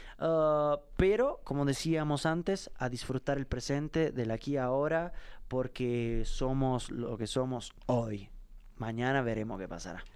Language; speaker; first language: Spanish; non-native, fluent; Italian